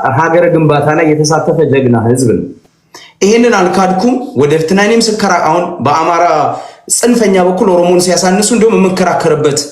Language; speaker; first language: Amharic; native; Amharic